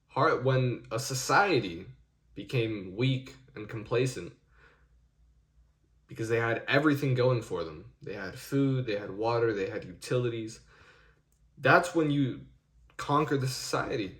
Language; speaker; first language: English; native; English